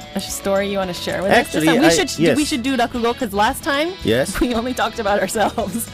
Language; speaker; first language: English; native; English